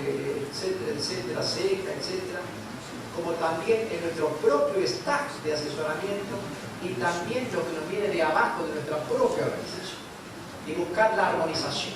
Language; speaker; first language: Spanish; native; Spanish